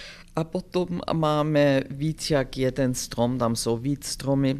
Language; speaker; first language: Czech; non-native, fluent; German